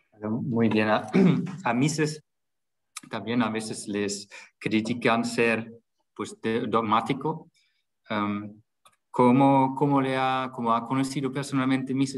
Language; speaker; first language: Spanish; non-native, fluent; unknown